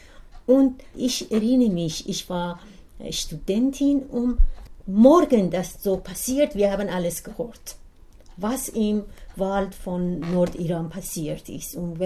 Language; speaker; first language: German; non-native, learner; Persian